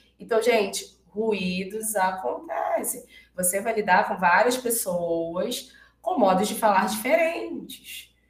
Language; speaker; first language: Portuguese; native; Portuguese